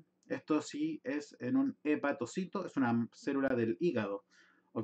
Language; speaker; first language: Spanish; native; Spanish